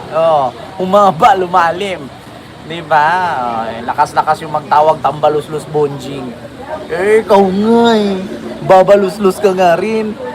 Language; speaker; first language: Filipino; non-native, local second language; Cebuano